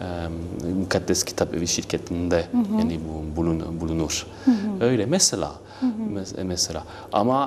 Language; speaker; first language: Turkish; non-native, learner; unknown